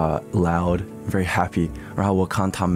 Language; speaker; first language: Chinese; early bilingual, heritage; English